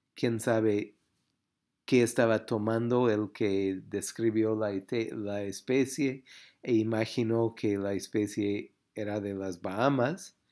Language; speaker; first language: Spanish; non-native, fluent; English